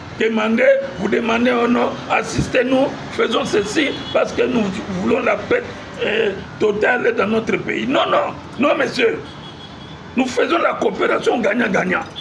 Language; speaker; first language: French; non-native, local second language; Lingala